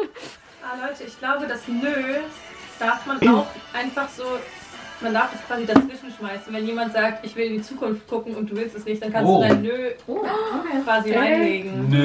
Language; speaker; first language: German; native; German